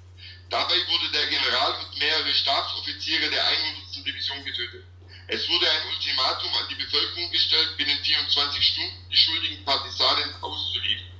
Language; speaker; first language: German; native; German